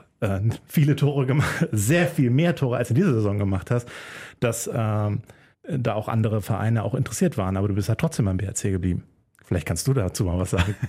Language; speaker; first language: German; native; German